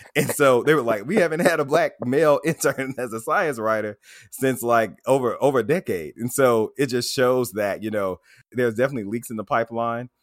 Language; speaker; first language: English; native; English